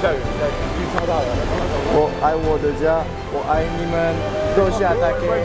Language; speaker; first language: Chinese; non-native, learner; French